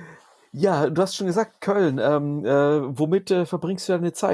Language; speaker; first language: German; native; German